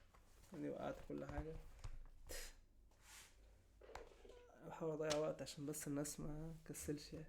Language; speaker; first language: Arabic; native; Arabic